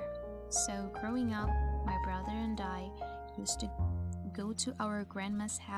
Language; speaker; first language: English; non-native, fluent; Indonesian